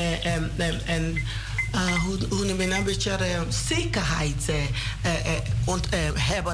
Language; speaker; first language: Dutch; non-native, learner; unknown